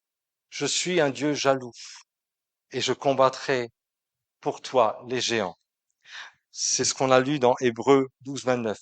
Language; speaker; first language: French; native; French